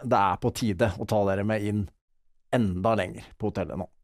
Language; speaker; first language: Norwegian; native; Norwegian